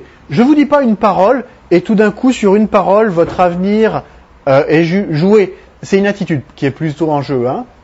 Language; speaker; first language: French; native; French